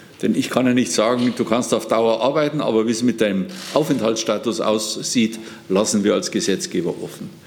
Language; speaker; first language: German; native; German